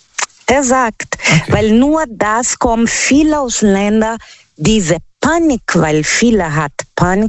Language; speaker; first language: German; non-native, learner; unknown